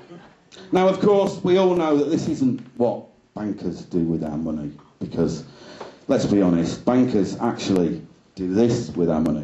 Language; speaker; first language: English; native; English